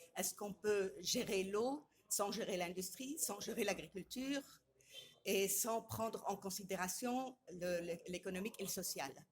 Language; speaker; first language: French; non-native, local second language; Arabic